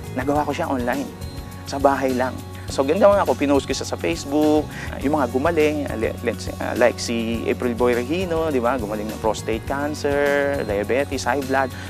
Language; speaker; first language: Filipino; non-native, local second language; Cebuano